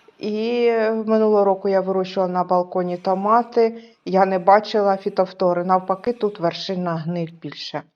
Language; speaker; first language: Ukrainian; native; Ukrainian